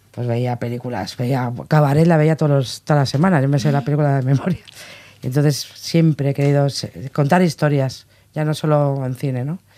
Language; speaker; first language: Spanish; native; Spanish